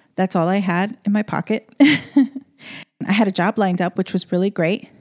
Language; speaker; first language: English; native; English